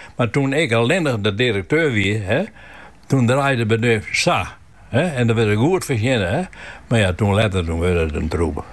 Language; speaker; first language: Dutch; non-native, local second language; Western Frisian